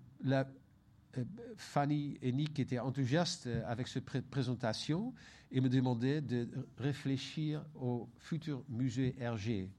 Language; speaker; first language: French; non-native, fluent; Dutch